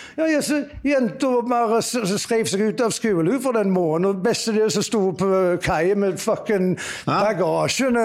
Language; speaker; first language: Norwegian; early bilingual, heritage; Norwegian